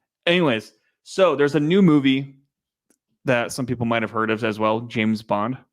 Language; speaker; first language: English; native; English